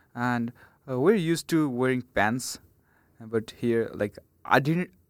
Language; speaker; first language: English; non-native, local second language; Nepali